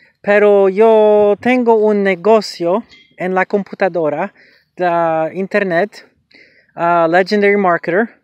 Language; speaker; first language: Spanish; non-native, learner; English